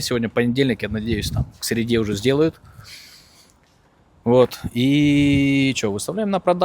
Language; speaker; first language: Russian; native; Russian